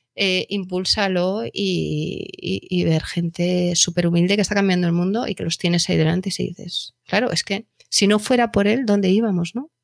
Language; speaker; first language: Spanish; native; Spanish